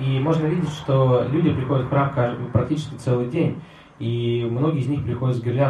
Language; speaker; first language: Russian; native; Russian